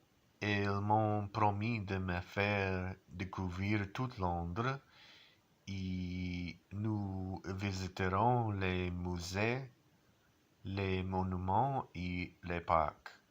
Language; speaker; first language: French; non-native, learner; English